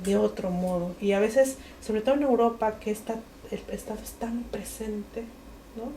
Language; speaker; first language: Spanish; non-native, local second language; Mixtepec Mixtec